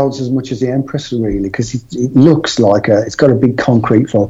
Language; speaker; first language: English; native; English